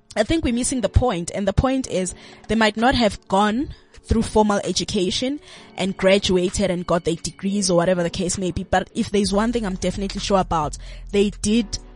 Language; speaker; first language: English; non-native, local second language; Zulu